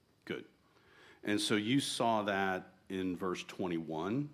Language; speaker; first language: English; native; English